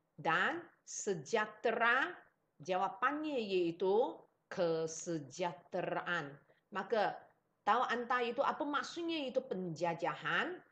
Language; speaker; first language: Malay; non-native, local second language; Chinese